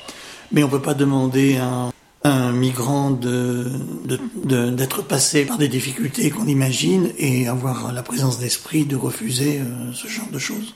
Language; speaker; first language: French; native; French